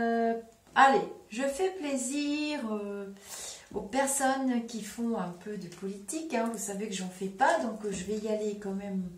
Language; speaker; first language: French; native; French